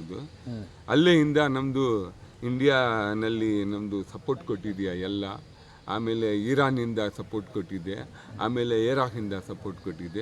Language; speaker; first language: Kannada; non-native, local second language; Urdu